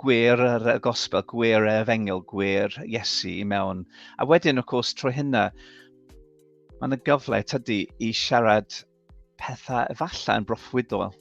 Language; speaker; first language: Welsh; non-native, fluent; English